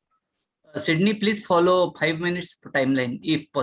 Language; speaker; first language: English; non-native, local second language; Marathi